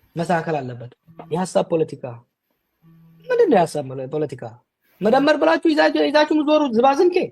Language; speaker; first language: Amharic; non-native, local second language; Oromo